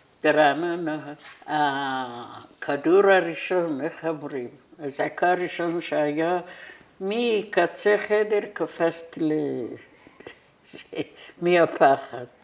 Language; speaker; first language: Hebrew; non-native, fluent; Persian